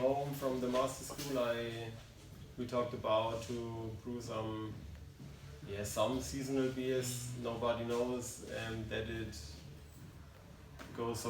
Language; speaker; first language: English; non-native, learner; German